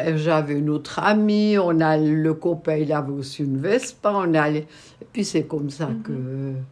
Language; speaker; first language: French; native; French